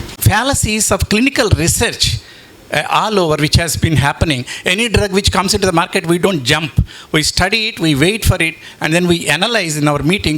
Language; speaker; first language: English; non-native, local second language; Telugu